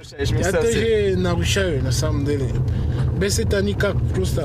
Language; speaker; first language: Russian; non-native, learner; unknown